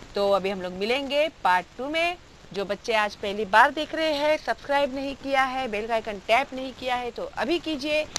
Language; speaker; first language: Hindi; non-native, local second language; Marathi